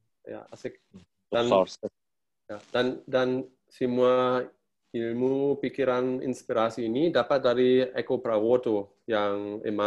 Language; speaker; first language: Indonesian; non-native, fluent; German